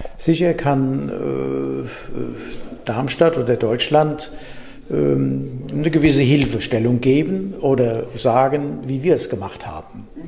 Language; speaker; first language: German; native; German